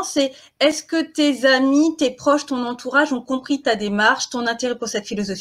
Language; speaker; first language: French; native; French